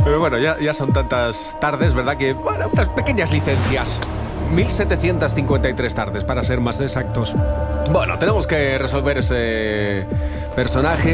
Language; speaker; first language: Spanish; native; Spanish